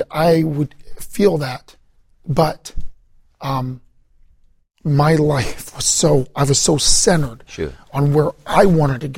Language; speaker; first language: English; native; English